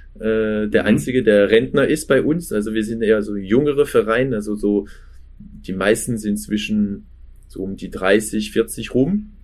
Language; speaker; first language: German; non-native, fluent; French